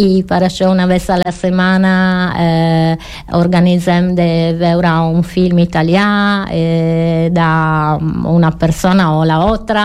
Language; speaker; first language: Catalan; non-native, learner; Italian